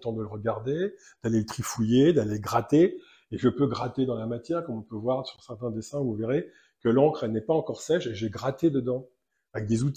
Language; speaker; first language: French; native; French